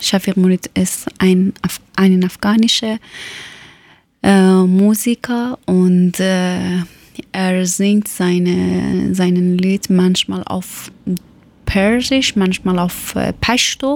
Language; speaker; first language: German; non-native, learner; Persian